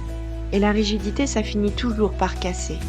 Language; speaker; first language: French; native; French